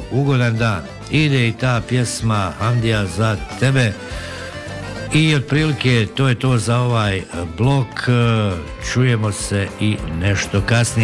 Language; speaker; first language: Bosnian; native; Bosnian